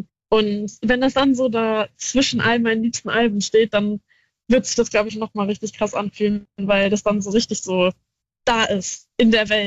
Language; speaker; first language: German; native; German